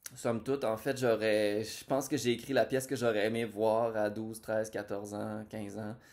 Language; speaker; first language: French; native; French